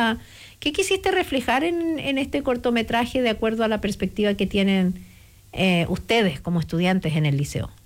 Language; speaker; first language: Spanish; native; Spanish